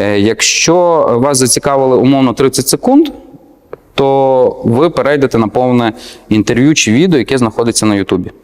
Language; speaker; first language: Ukrainian; native; Ukrainian